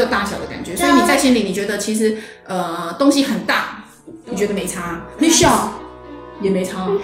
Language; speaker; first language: Chinese; native; Chinese